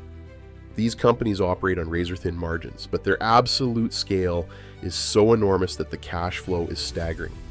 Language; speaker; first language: English; native; English